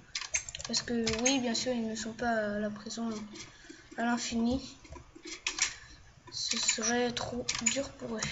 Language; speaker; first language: French; native; French